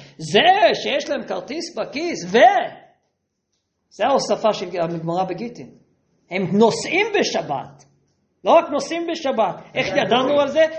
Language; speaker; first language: Hebrew; native; Hebrew